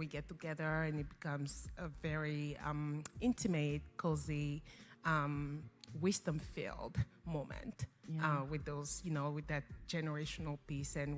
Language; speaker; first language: English; non-native, local second language; French